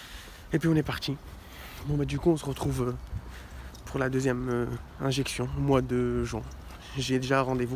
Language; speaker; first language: French; native; French